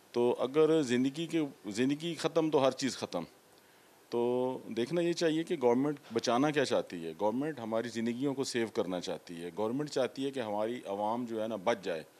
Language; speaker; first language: Urdu; non-native, local second language; Punjabi